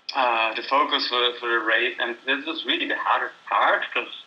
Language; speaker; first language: English; non-native, fluent; German